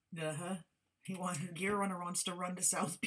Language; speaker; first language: English; native; English